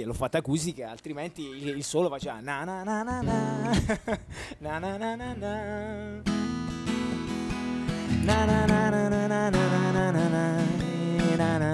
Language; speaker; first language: Italian; native; Italian